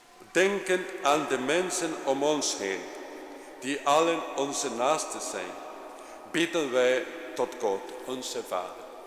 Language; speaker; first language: Dutch; non-native, fluent; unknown